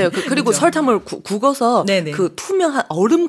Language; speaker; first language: Korean; non-native, fluent; Chinese